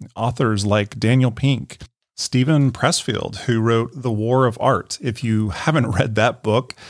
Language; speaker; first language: English; native; English